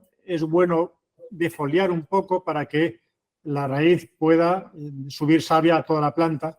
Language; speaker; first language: Spanish; native; Spanish